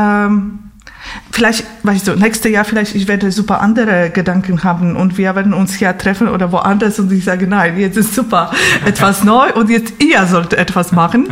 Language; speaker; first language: German; non-native, fluent; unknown